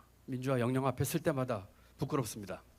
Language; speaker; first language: Korean; native; Korean